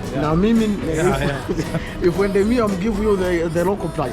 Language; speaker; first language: English; non-native, learner; Swahili